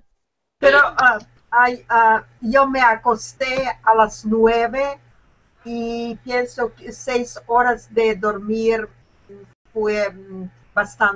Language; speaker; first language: Spanish; non-native, learner; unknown